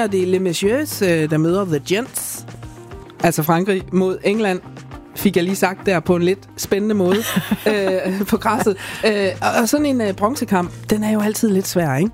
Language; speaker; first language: Danish; native; Danish